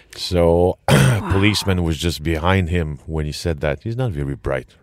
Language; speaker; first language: English; non-native, fluent; French